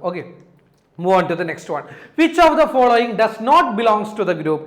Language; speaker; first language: English; non-native, local second language; Malayalam